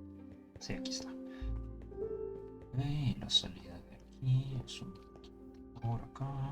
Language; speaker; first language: Spanish; early bilingual, heritage; Spanish